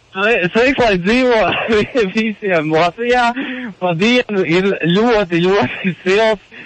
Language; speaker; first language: Latvian; native; Latvian